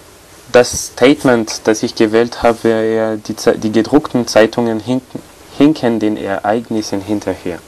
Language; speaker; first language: German; non-native, fluent; French